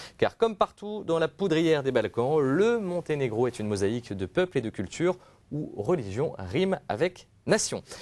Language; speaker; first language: French; native; French